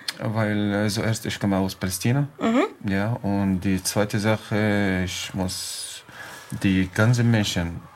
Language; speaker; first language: German; non-native, learner; Arabic